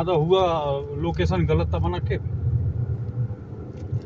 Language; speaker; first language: Arabic; non-native, learner; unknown